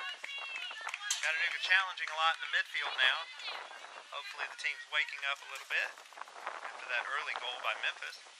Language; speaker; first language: English; native; English